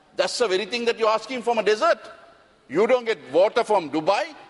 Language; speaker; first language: English; non-native, local second language; Sinhala